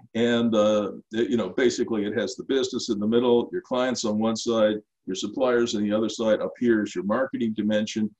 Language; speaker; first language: English; native; English